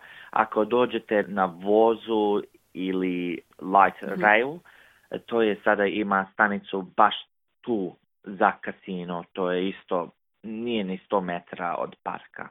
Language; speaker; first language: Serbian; early bilingual, heritage; English